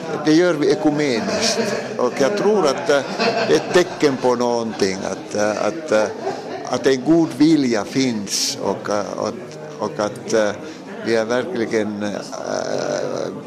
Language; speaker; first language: Swedish; non-native, local second language; Finnish